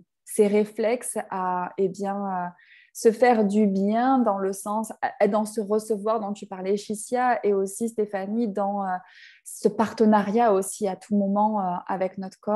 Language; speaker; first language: French; native; French